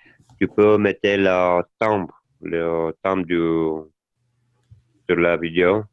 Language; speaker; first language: French; non-native, learner; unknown